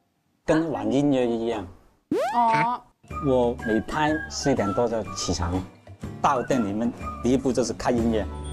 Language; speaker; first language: Chinese; non-native, local second language; Cantonese